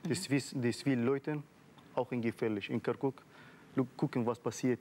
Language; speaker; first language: German; non-native, learner; Arabic